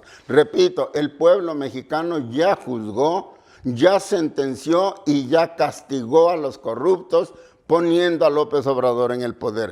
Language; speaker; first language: Spanish; native; Spanish